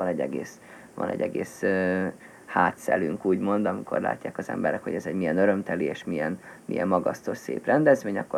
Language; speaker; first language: Hungarian; native; Hungarian